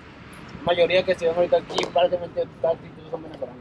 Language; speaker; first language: Spanish; native; Spanish